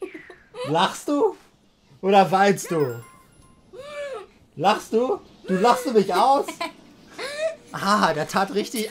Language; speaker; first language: German; native; German